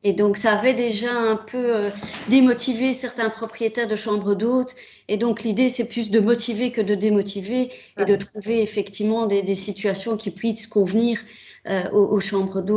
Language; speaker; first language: French; native; French